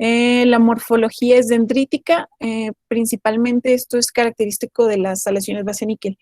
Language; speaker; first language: Spanish; native; Spanish